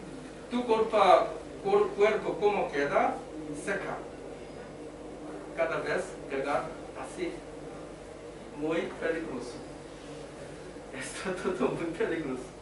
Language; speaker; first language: Spanish; non-native, learner; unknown